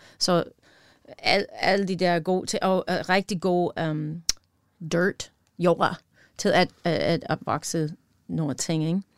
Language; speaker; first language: Danish; non-native, learner; English